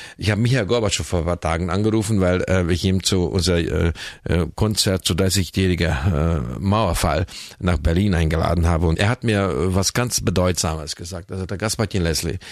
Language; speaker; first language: German; non-native, fluent; Hungarian